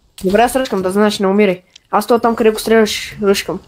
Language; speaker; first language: Bulgarian; native; Bulgarian